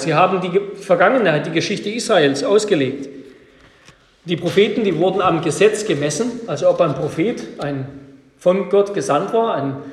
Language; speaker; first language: German; native; German